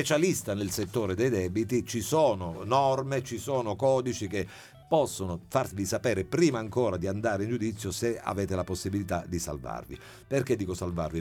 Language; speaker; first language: Italian; native; Italian